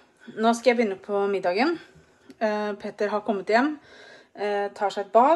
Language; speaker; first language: Norwegian; native; Norwegian